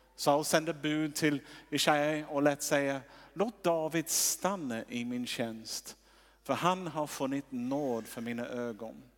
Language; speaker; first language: Swedish; non-native, fluent; English